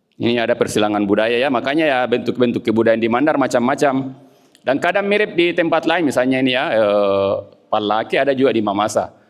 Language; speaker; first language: Indonesian; non-native, local second language; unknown